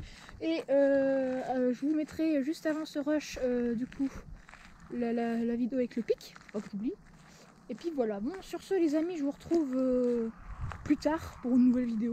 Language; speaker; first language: French; native; French